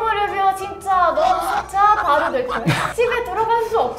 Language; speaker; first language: Korean; non-native, learner; Italian